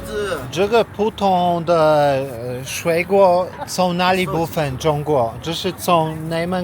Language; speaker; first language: Chinese; non-native, learner; Polish